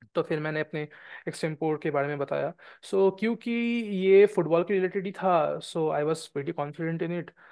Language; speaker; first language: Hindi; non-native, local second language; Bangla